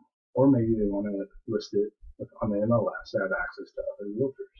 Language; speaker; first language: English; native; English